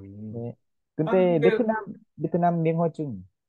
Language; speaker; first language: Korean; non-native, learner; Vietnamese